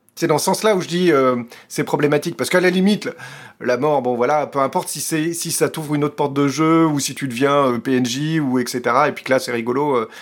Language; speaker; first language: French; native; French